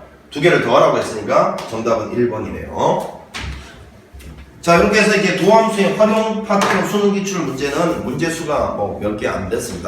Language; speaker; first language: Korean; native; Korean